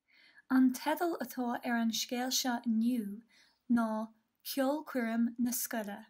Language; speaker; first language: Irish; non-native, local second language; English